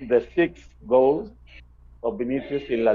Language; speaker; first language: English; non-native, fluent; Spanish